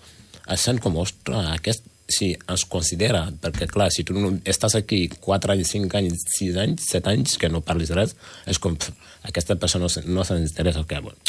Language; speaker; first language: Catalan; non-native, learner; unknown